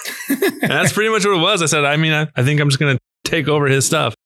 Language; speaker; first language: English; native; English